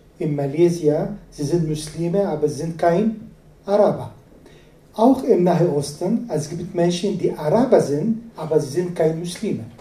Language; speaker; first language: German; non-native, fluent; Arabic